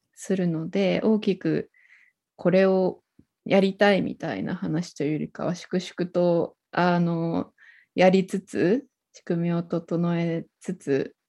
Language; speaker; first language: Japanese; native; Japanese